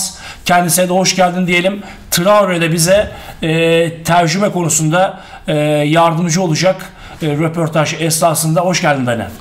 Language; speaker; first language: Turkish; native; Turkish